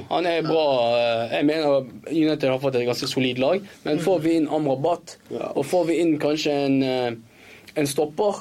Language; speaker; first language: Norwegian; early bilingual, other home language; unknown